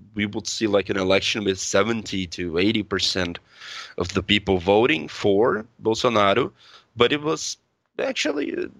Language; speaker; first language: English; non-native, fluent; Portuguese